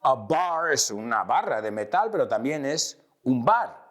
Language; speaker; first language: Spanish; non-native, fluent; English